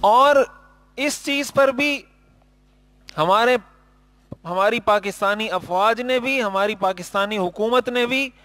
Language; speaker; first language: Urdu; native; Urdu